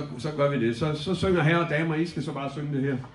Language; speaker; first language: Danish; native; Danish